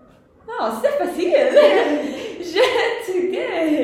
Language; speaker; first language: French; non-native, learner; English